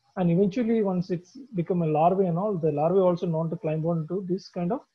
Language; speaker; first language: English; non-native, local second language; Malayalam